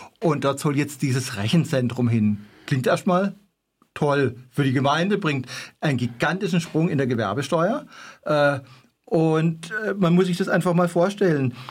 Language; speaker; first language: German; native; German